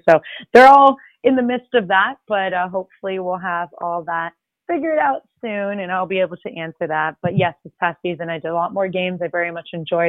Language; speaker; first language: English; early bilingual, other home language; Spanish